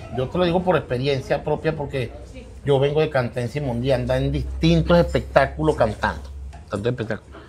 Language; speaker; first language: Spanish; native; Spanish